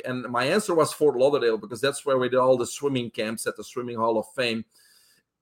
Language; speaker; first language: English; non-native, fluent; Dutch